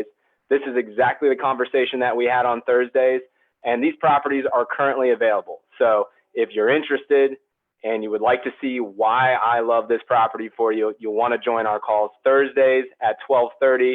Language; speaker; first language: English; native; English